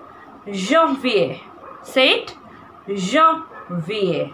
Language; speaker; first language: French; non-native, fluent; Hindi